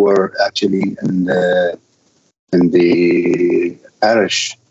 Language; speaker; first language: English; non-native, fluent; Arabic